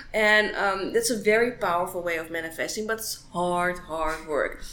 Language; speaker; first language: English; non-native, fluent; Dutch